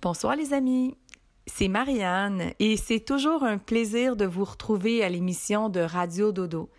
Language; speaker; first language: French; native; French